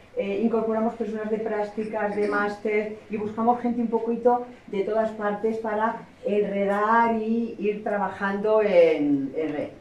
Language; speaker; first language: Spanish; native; Spanish